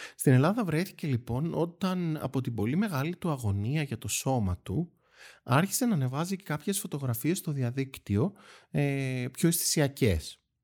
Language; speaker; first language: Greek; native; Greek